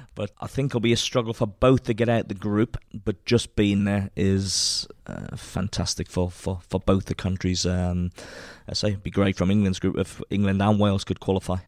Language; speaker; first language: English; native; English